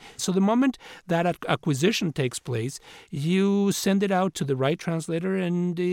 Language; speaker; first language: English; non-native, fluent; Spanish